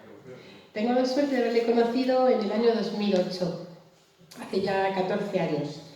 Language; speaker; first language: Spanish; native; Spanish